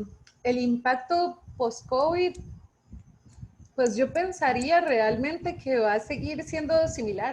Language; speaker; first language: Spanish; native; Spanish